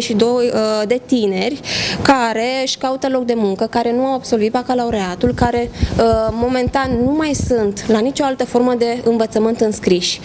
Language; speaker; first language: Romanian; native; Romanian